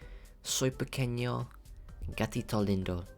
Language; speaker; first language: Spanish; non-native, learner; English